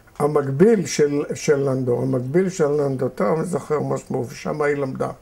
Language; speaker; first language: Hebrew; native; Hebrew